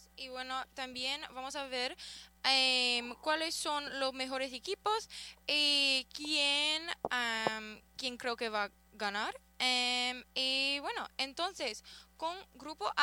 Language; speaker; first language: Spanish; early bilingual, heritage; Spanish